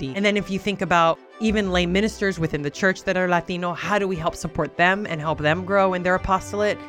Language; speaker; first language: English; early bilingual, other home language; Spanish